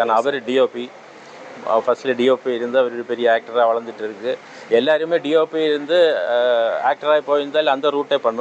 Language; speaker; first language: Tamil; non-native, fluent; Malayalam